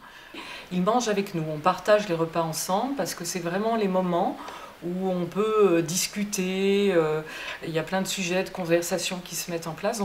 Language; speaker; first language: French; native; French